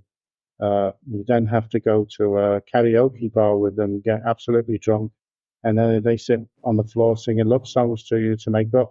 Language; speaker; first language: English; native; English